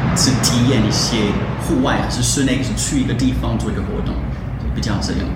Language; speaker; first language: Chinese; non-native, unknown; French